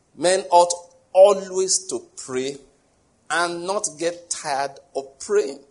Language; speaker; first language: English; non-native, local second language; Yoruba